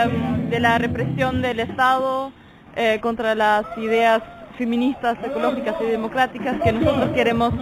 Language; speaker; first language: Spanish; non-native, fluent; German